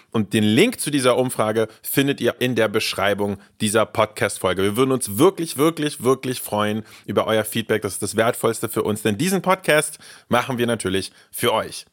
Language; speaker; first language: German; early bilingual, other home language; Russian